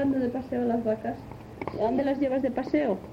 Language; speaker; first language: Spanish; native; Spanish